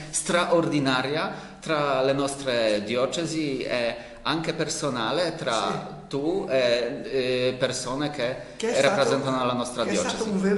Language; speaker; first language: Italian; non-native, learner; Polish